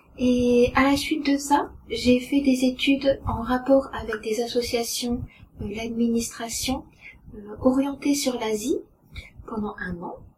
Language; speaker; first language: French; native; French